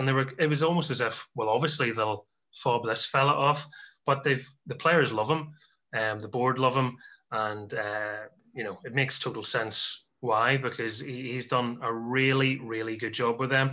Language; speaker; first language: English; native; English